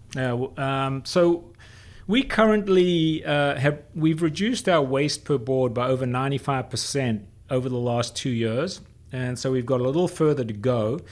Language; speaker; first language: English; native; English